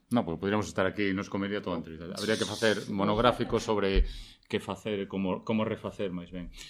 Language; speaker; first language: Galician; native; Galician